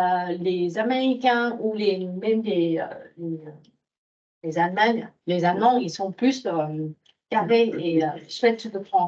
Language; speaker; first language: French; non-native, fluent; Vietnamese